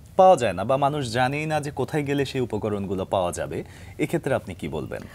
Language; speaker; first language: Bangla; native; Bangla